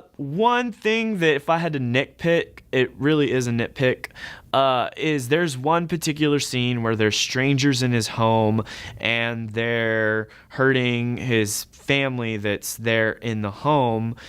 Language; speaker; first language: English; native; English